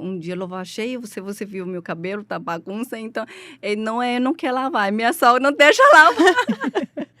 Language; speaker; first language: Portuguese; non-native, learner; Chinese